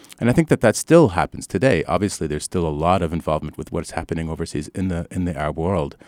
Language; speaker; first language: English; early bilingual, other home language; Arabic